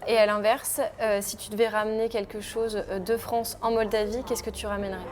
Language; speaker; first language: French; native; French